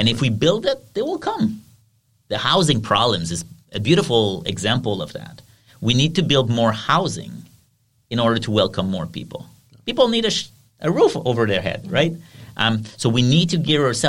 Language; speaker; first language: English; non-native, fluent; French